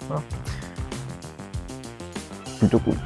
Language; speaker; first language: French; native; French